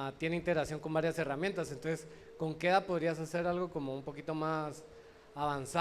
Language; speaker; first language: Spanish; native; Spanish